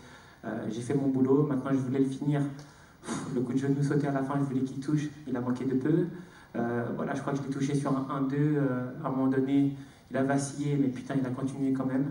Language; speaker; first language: French; native; French